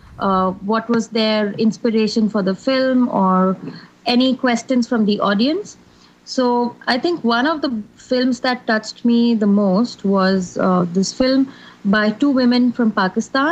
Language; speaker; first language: English; non-native, local second language; Hindi